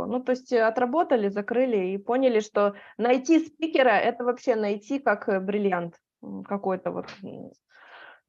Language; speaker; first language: Russian; native; Russian